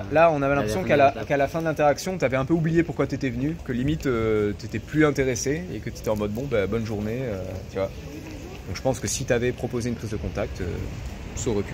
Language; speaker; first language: French; native; French